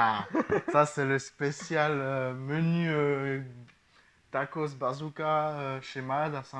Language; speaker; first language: French; native; French